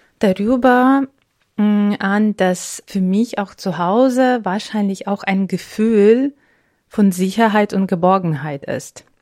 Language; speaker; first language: German; non-native, fluent; Ukrainian